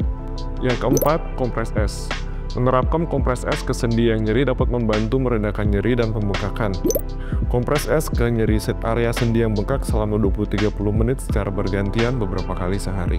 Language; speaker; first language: Indonesian; native; Indonesian